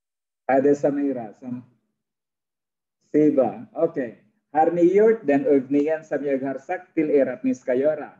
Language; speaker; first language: Swedish; non-native, fluent; Arabic